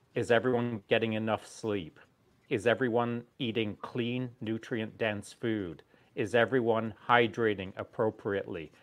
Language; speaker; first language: English; native; English